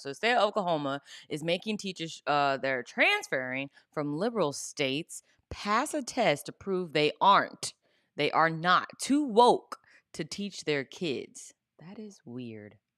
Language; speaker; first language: English; native; English